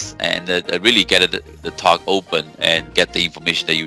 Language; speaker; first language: English; non-native, fluent; Chinese